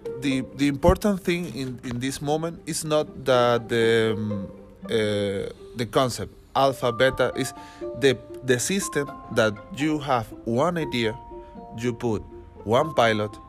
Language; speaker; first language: English; non-native, learner; Spanish